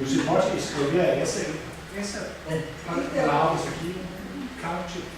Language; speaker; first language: Portuguese; non-native, fluent; Danish